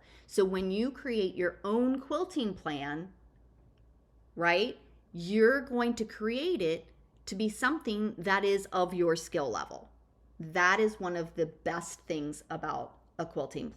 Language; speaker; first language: English; native; English